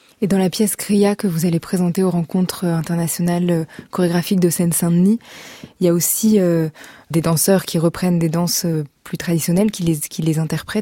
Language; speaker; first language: French; native; French